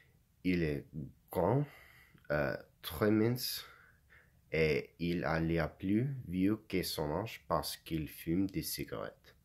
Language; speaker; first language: French; non-native, learner; English